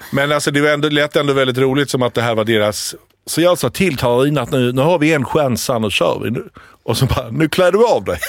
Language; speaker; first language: Swedish; early bilingual, other home language; Arabic